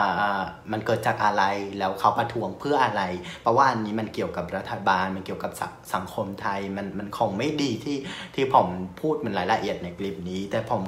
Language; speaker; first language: Thai; non-native, fluent; Vietnamese